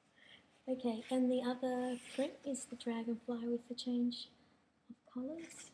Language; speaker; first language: English; native; English